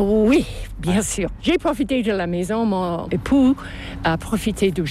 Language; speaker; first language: French; non-native, local second language; English